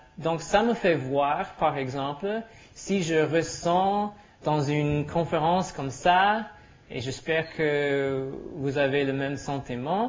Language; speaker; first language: French; non-native, learner; English